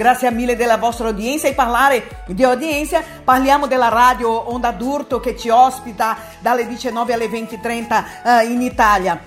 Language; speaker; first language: Italian; non-native, fluent; Portuguese